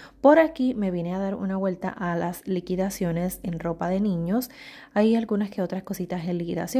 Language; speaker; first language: Spanish; native; Spanish